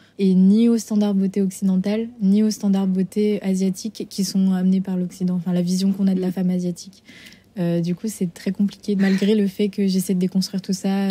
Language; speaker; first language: French; native; French